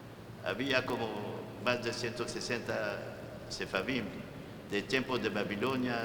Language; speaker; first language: Spanish; non-native, fluent; Arabic